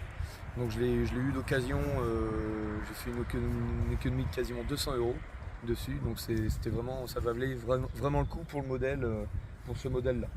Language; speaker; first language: French; native; French